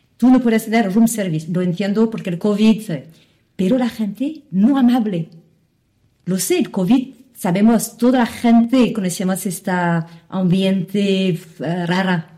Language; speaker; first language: Spanish; non-native, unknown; Arabic